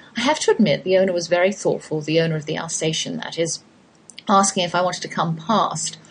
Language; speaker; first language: English; native; English